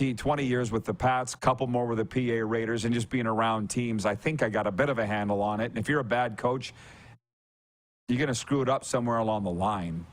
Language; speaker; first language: English; native; English